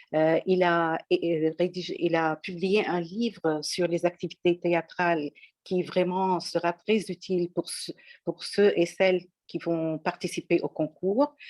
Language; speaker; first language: French; non-native, local second language; Arabic